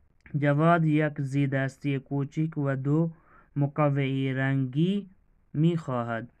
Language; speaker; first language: Persian; non-native, fluent; Urdu